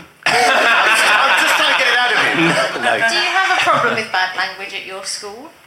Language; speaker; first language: English; native; English